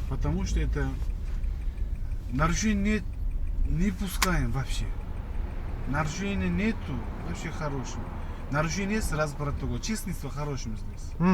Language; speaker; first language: Russian; non-native, learner; Uzbek